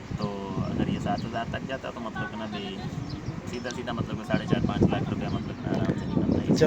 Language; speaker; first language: Urdu; non-native, local second language; Punjabi